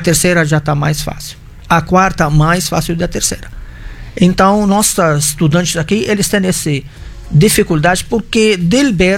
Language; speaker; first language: Portuguese; non-native, fluent; Arabic